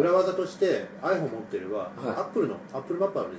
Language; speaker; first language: Japanese; native; Japanese